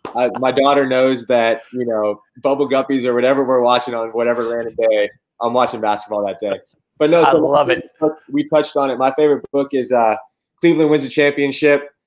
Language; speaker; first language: English; native; English